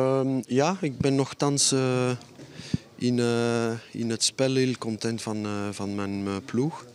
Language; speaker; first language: Dutch; non-native, fluent; French